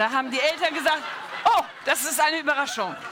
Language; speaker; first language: German; non-native, learner; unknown